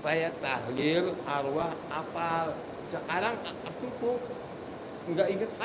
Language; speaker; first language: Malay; non-native, local second language; Sundanese